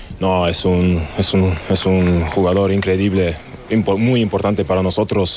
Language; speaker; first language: Spanish; non-native, learner; German